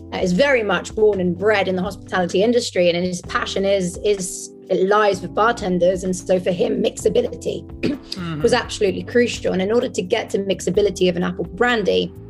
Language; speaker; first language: English; early bilingual, other home language; French